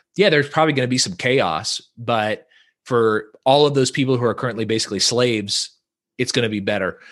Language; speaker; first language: English; native; English